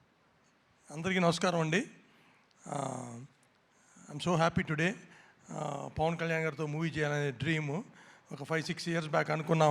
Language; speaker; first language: Telugu; native; Telugu